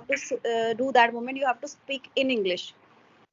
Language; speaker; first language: English; non-native, local second language; Hindi